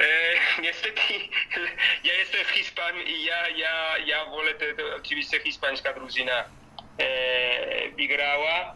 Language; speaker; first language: Polish; non-native, learner; Spanish